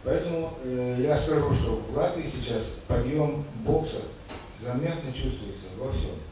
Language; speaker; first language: Russian; native; Russian